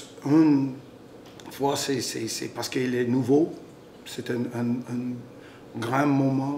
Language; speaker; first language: French; non-native, local second language; English